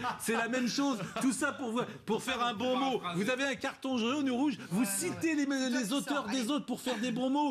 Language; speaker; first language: French; native; French